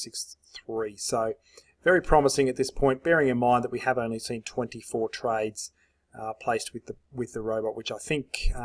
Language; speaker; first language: English; native; English